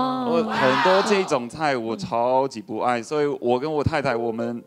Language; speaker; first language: Chinese; non-native, fluent; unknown